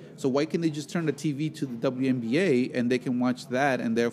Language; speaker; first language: English; non-native, fluent; Spanish